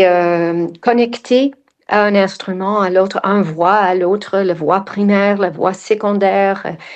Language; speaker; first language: French; non-native, fluent; English